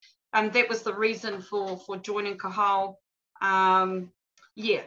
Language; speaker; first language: English; native; English